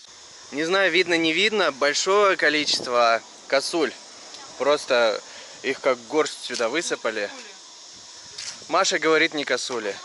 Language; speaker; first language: Russian; native; Russian